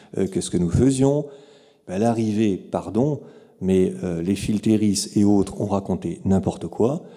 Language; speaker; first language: French; native; French